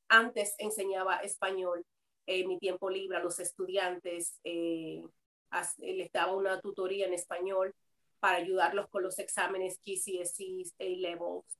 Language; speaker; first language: Spanish; native; Spanish